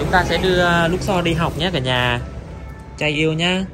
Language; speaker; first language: Vietnamese; native; Vietnamese